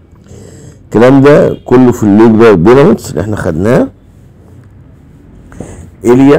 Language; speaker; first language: Arabic; native; Arabic